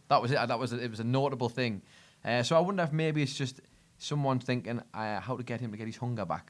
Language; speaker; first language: English; native; English